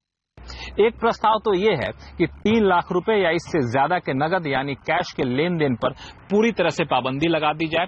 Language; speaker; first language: Hindi; native; Hindi